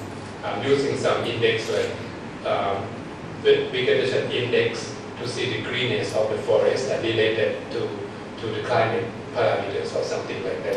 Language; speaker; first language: English; non-native, fluent; Thai